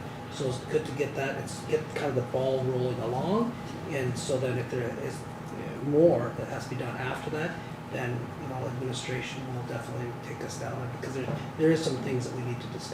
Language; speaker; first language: English; native; English